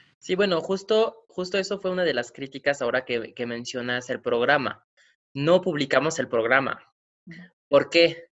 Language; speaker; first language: Spanish; non-native, fluent; French